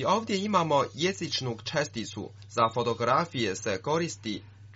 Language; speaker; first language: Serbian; non-native, fluent; Chinese